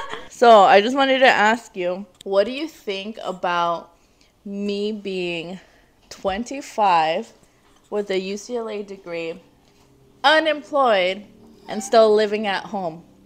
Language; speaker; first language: English; early bilingual, other home language; Spanish